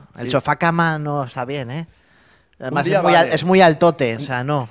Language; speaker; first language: Spanish; native; Spanish